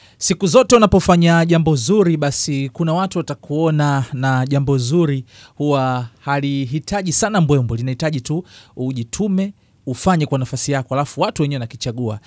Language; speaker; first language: Swahili; native; Swahili